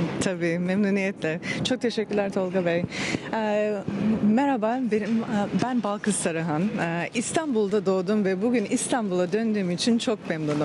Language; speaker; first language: Turkish; early bilingual, heritage; Turkish